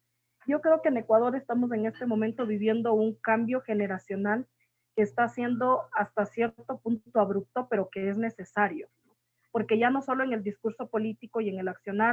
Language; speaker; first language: Spanish; native; Spanish